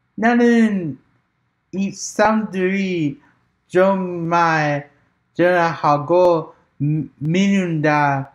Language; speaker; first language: Korean; non-native, learner; English